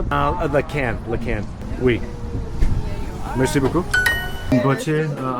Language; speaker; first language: French; non-native, learner; English